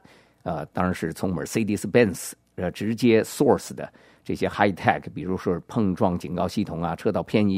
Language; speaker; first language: Chinese; native; Chinese